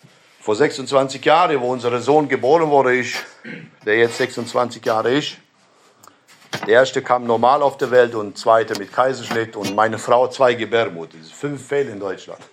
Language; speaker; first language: German; non-native, fluent; Romanian